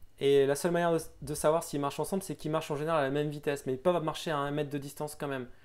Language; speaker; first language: French; native; French